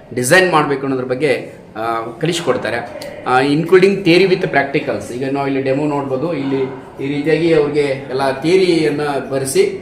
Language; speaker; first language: Kannada; native; Kannada